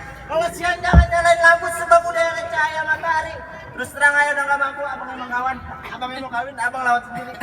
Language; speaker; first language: Indonesian; native; Indonesian